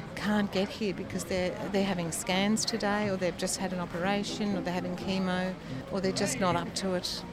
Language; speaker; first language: English; native; English